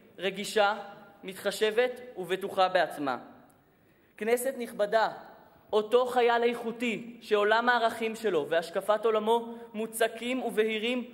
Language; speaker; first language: Hebrew; native; Hebrew